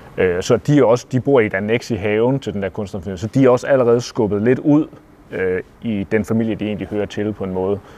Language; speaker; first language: Danish; native; Danish